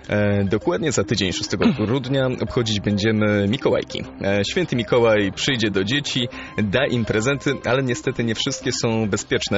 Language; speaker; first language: Polish; native; Polish